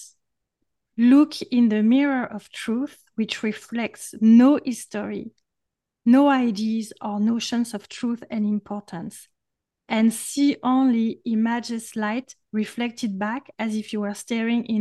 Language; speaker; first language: English; non-native, fluent; French